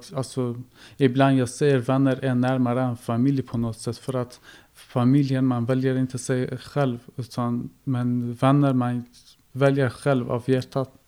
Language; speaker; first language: Swedish; non-native, fluent; Persian